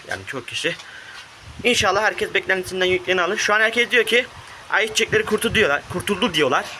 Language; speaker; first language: Turkish; native; Turkish